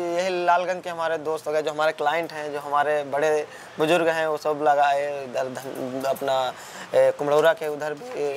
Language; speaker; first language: Hindi; native; Hindi